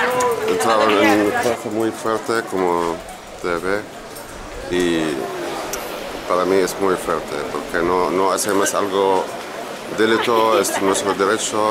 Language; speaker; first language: Spanish; non-native, learner; Arabic